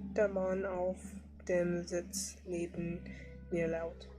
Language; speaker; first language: German; non-native, learner; English